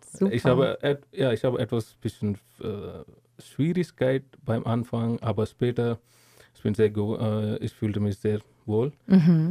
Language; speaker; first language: German; non-native, learner; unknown